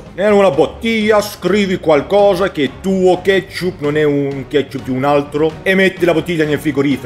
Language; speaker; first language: Italian; non-native, learner; Swedish